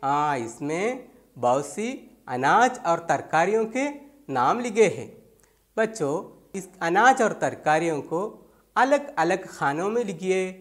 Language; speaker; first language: Urdu; non-native, local second language; Malayalam